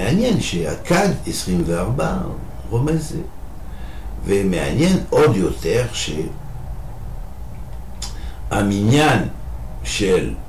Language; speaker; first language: Hebrew; non-native, fluent; French